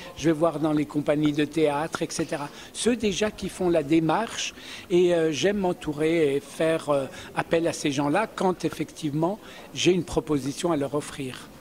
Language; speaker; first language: French; early bilingual, other home language; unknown